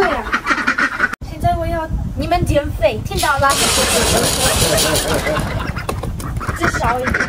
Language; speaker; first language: Chinese; non-native, learner; Ukrainian